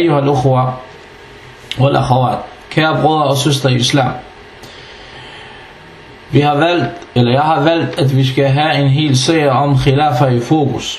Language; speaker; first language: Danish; early bilingual, other home language; Arabic